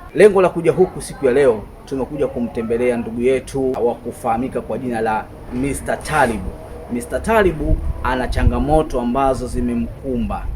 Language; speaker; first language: Swahili; native; Swahili